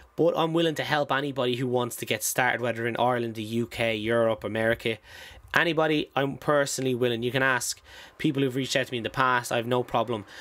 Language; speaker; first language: English; native; English